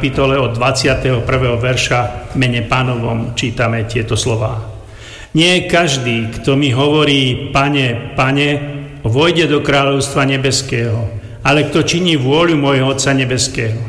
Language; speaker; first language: Slovak; native; Slovak